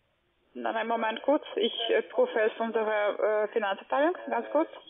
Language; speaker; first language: German; non-native, learner; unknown